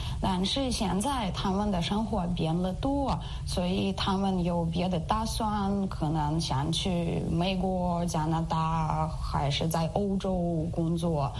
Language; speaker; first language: Chinese; non-native, learner; Ukrainian